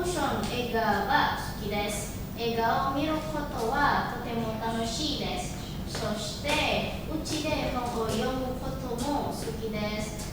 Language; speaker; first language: Japanese; non-native, learner; Indonesian